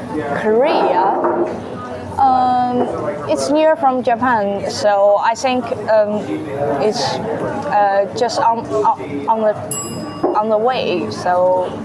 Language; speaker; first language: English; non-native, learner; Chinese